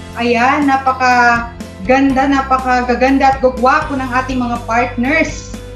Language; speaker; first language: Filipino; non-native, local second language; Waray